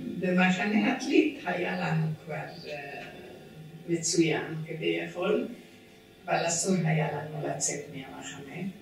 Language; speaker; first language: Hebrew; non-native, fluent; Romanian